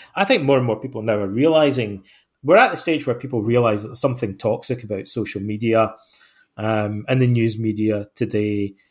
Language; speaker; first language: English; native; English